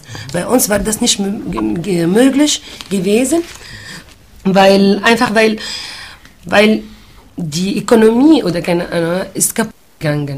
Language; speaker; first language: German; non-native, fluent; Arabic